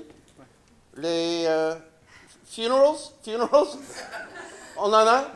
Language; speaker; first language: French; non-native, fluent; English